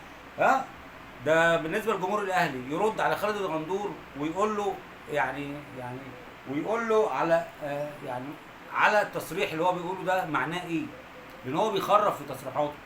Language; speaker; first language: Arabic; native; Arabic